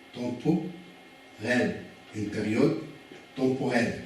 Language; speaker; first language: French; non-native, local second language; Arabic